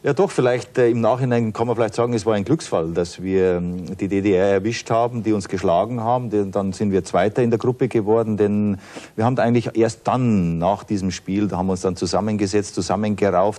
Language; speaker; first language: German; native; German